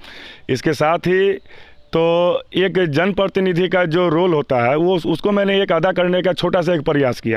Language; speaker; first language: Hindi; native; Hindi